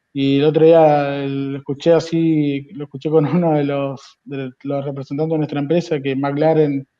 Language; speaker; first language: Spanish; native; Spanish